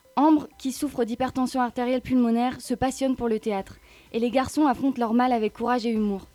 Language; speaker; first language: French; native; French